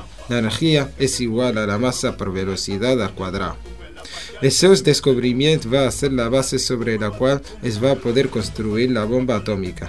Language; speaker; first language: Catalan; non-native, learner; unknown